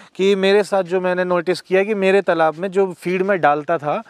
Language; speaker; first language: Hindi; native; Hindi